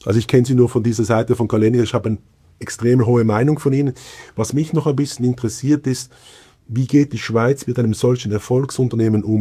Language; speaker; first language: German; native; German